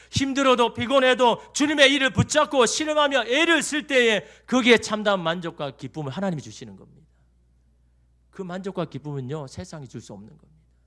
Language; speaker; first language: Korean; native; Korean